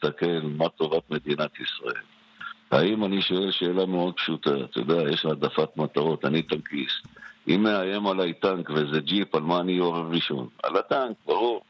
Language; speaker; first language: Hebrew; native; Hebrew